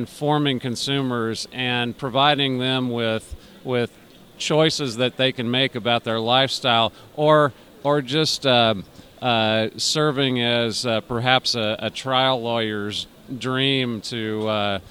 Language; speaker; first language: English; native; English